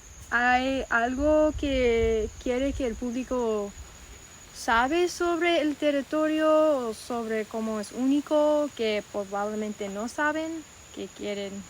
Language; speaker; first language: Spanish; non-native, learner; English